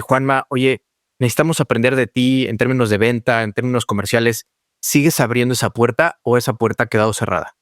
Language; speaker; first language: Spanish; native; Spanish